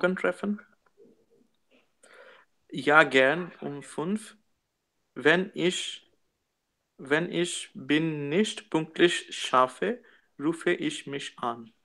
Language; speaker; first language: German; non-native, learner; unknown